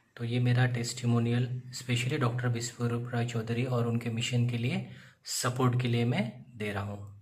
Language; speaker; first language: Hindi; non-native, local second language; Marathi